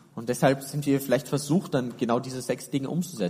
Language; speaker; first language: German; native; German